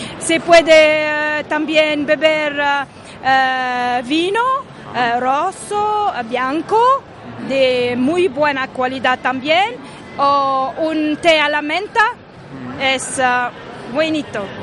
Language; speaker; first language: Spanish; non-native, local second language; Arabic